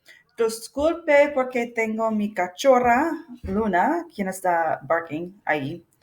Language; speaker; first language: Spanish; non-native, fluent; English